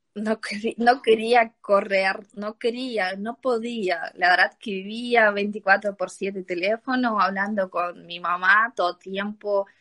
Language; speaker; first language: Spanish; non-native, learner; Ukrainian